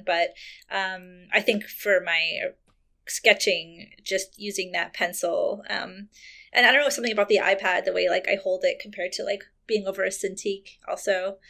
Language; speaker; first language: English; native; English